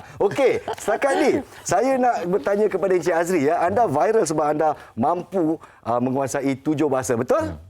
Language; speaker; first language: Malay; native; Malay